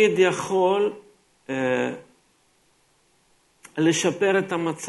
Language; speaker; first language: Hebrew; non-native, fluent; Russian